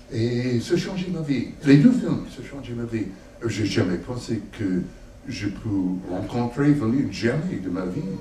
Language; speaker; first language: French; non-native, learner; English